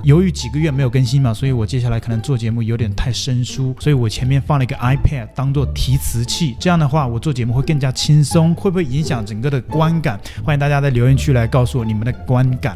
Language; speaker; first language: Chinese; native; Chinese